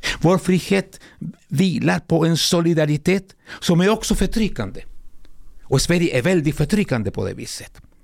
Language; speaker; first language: Swedish; non-native, fluent; Spanish